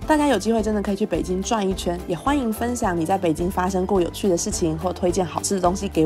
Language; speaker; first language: Chinese; native; Chinese